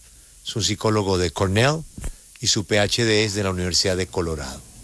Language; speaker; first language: Spanish; native; Spanish